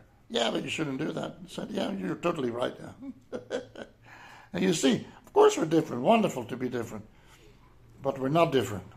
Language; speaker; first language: English; non-native, fluent; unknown